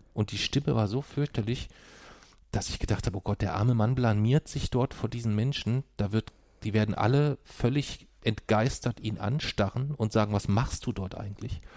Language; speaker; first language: German; native; German